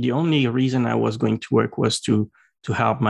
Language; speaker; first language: English; non-native, fluent; French